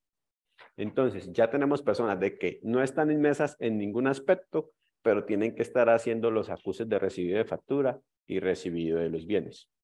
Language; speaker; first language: Spanish; native; Spanish